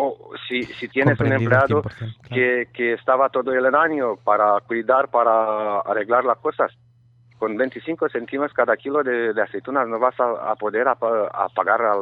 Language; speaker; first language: Spanish; non-native, learner; Romanian